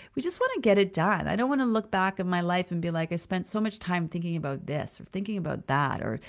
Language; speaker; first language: English; native; English